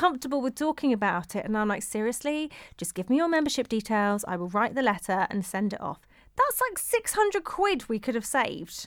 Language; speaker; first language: English; native; English